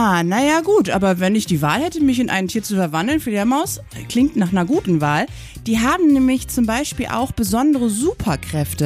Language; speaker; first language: German; native; German